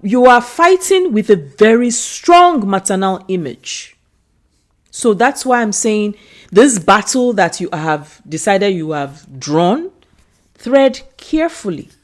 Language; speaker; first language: English; non-native, local second language; Igbo